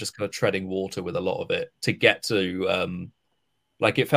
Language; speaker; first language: English; native; English